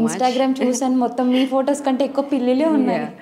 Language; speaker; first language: Telugu; native; Telugu